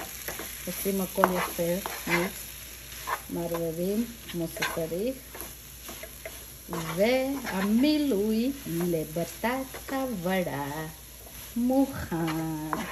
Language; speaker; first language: Hebrew; non-native, fluent; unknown